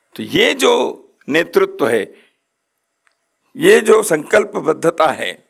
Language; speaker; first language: Hindi; non-native, local second language; Kannada